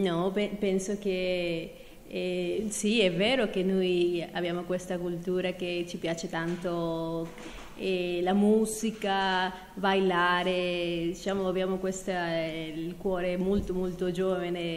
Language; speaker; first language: Italian; non-native, fluent; Spanish